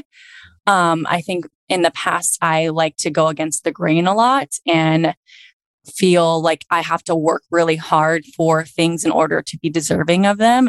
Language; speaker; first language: English; native; English